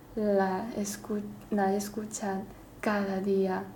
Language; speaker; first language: Spanish; non-native, fluent; Chinese